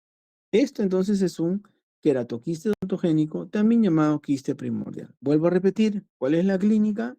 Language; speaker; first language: Spanish; native; Spanish